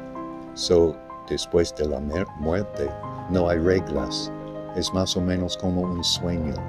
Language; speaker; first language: Spanish; non-native, learner; English